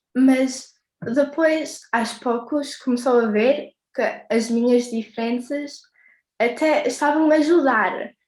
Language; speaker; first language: Portuguese; early bilingual, heritage; English